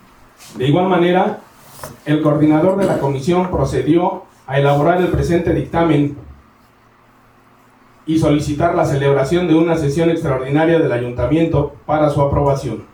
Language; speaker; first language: Spanish; native; Spanish